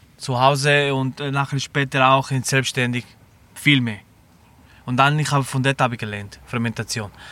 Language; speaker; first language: German; non-native, learner; Spanish